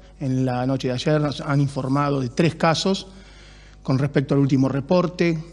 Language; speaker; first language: Spanish; native; Spanish